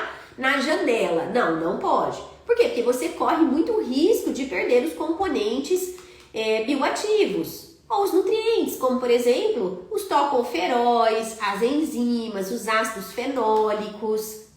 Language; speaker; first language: Portuguese; native; Portuguese